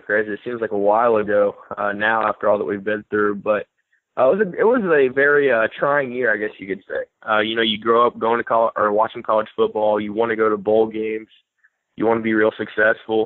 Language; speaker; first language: English; native; English